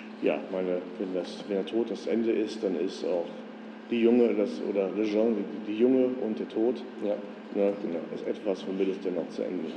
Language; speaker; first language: German; native; German